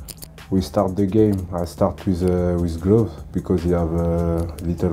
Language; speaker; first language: English; non-native, learner; French